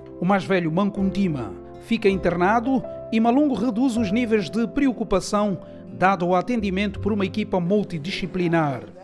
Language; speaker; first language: Portuguese; native; Portuguese